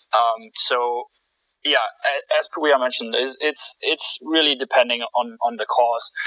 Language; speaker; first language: English; non-native, fluent; German